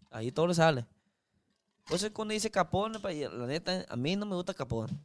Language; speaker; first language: Spanish; non-native, learner; Chinese